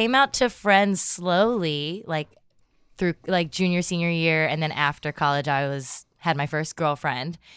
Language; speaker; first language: English; native; English